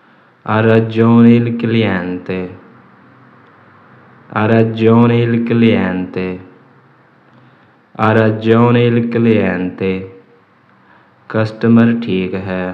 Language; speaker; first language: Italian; non-native, learner; Urdu